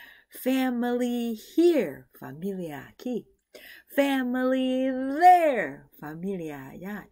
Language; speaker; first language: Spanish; non-native, fluent; English